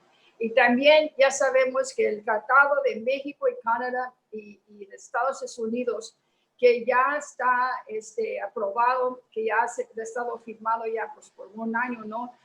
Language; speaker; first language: Spanish; early bilingual, heritage; Spanish